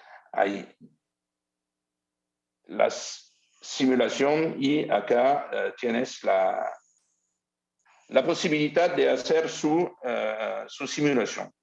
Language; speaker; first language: Spanish; non-native, learner; French